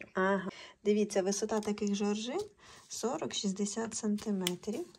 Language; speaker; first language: Ukrainian; non-native, local second language; Russian